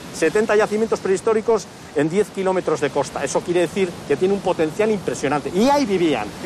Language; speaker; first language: Spanish; native; Spanish